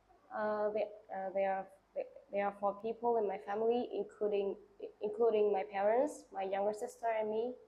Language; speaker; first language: English; non-native, learner; Vietnamese